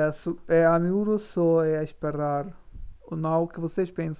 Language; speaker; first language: Portuguese; non-native, learner; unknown